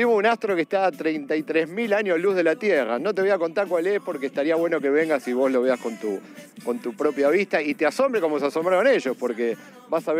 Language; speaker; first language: Spanish; native; Spanish